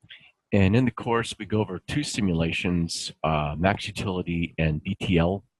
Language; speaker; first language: English; native; English